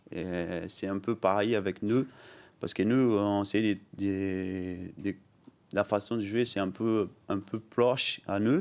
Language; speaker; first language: French; non-native, learner; Portuguese